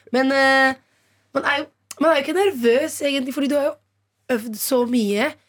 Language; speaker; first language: Norwegian; non-native, fluent; Italian